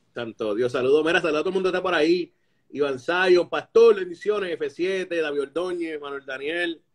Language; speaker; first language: Spanish; native; Spanish